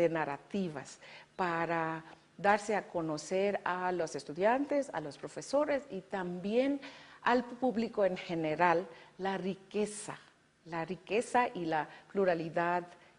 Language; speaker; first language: Spanish; non-native, fluent; Bangla